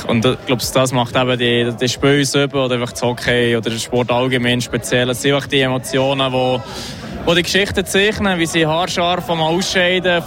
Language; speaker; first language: German; native; German